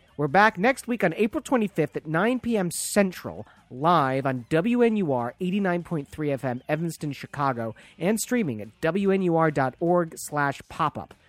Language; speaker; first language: English; native; English